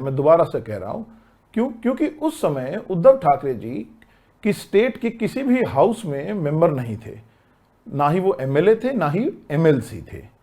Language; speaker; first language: Hindi; native; Hindi